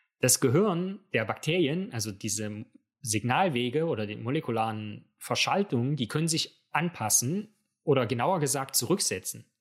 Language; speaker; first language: German; native; German